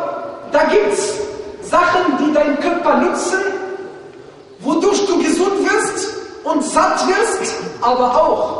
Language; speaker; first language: German; non-native, fluent; Arabic